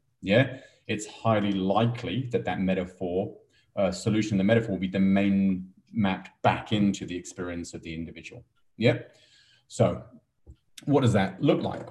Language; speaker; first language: English; native; English